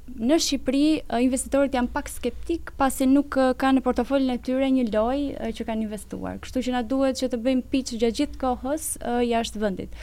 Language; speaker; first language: Albanian; native; Albanian